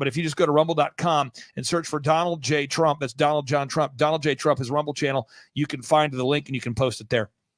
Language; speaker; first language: English; native; English